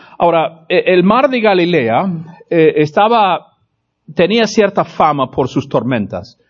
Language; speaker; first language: Spanish; non-native, fluent; English